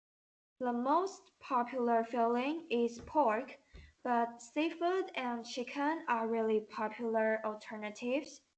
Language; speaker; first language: English; non-native, learner; Chinese